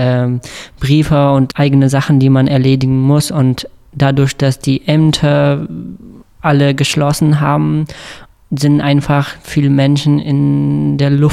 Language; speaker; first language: German; non-native, fluent; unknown